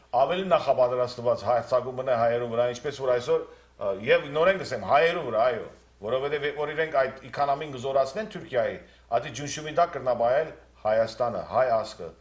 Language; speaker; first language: Armenian; native; Armenian